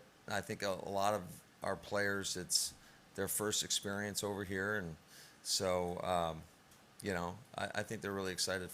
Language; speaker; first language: English; native; English